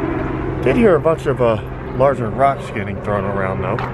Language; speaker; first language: English; native; English